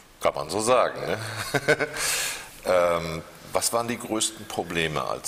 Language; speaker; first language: German; native; German